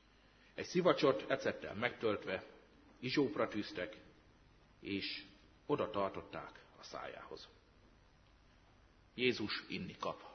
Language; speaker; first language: Hungarian; native; Hungarian